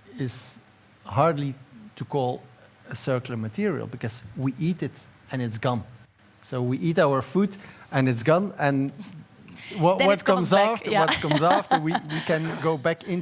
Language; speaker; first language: English; non-native, fluent; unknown